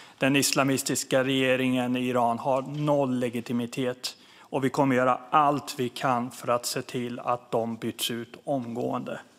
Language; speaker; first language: Swedish; early bilingual, other home language; Persian